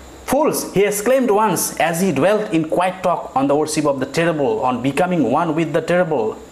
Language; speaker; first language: English; non-native, local second language; Bangla